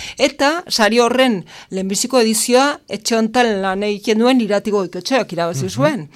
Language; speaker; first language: Basque; native; Basque